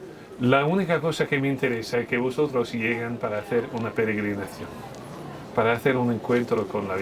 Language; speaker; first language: Spanish; non-native, fluent; French